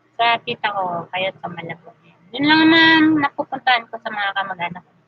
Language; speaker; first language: Filipino; non-native, local second language; Masbatenyo